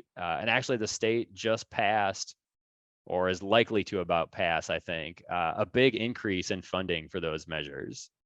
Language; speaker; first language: English; native; English